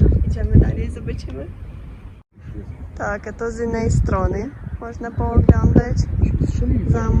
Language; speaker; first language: Polish; non-native, learner; Ukrainian